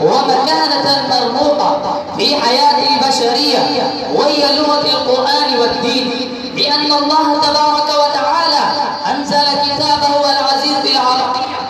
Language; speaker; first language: Arabic; non-native, learner; Urdu